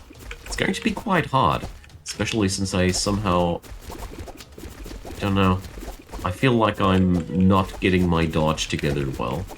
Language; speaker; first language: English; non-native, fluent; German